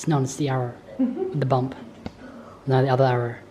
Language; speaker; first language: English; native; English